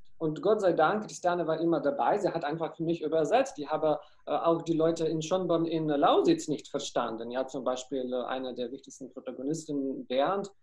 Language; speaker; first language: German; non-native, fluent; Ukrainian